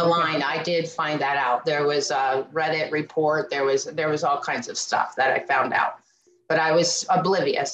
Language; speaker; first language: English; native; English